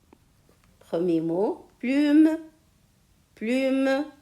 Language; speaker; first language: French; non-native, local second language; Arabic